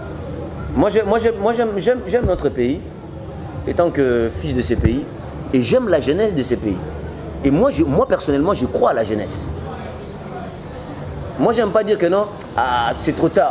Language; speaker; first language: French; non-native, local second language; Lingala